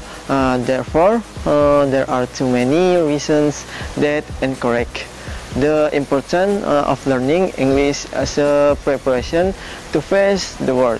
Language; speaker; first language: English; non-native, learner; Indonesian